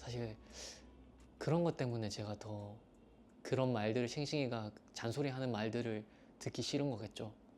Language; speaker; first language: Korean; native; Korean